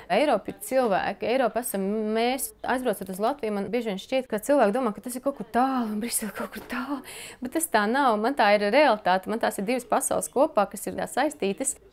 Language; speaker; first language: Latvian; native; Latvian